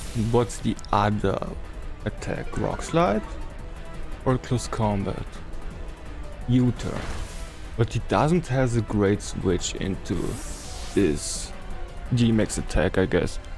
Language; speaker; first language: English; non-native, fluent; German